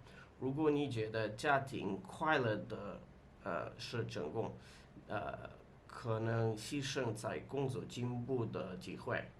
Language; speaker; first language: Chinese; non-native, learner; English